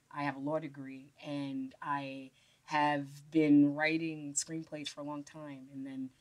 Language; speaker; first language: English; native; English